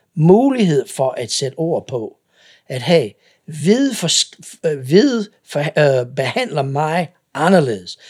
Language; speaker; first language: Danish; non-native, fluent; English